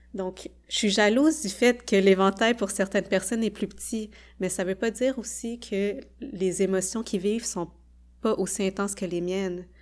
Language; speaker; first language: French; early bilingual, other home language; Khmer